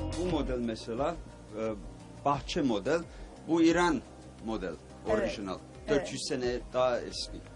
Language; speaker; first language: Turkish; early bilingual, heritage; Turkish